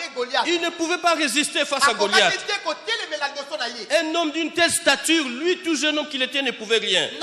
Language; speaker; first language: French; non-native, local second language; Lingala